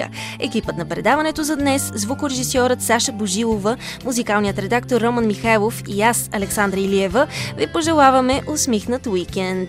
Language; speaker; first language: Bulgarian; native; Bulgarian